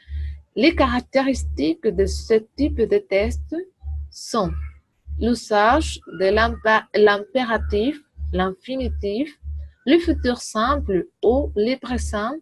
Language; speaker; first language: French; non-native, learner; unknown